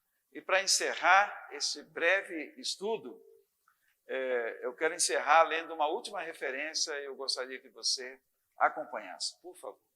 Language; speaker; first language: Portuguese; native; Portuguese